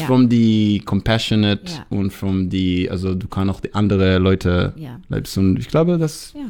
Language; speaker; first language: German; non-native, learner; Hebrew